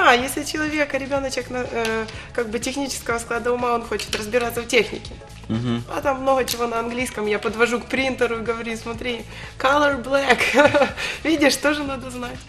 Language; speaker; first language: Russian; native; Russian